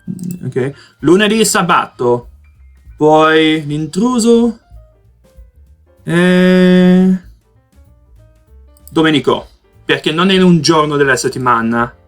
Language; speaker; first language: Italian; non-native, learner; Portuguese